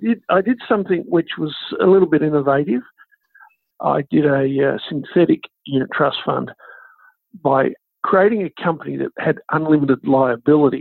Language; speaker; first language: English; native; English